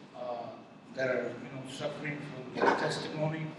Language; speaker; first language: English; native; English